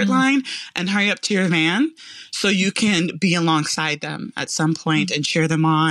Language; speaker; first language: English; native; English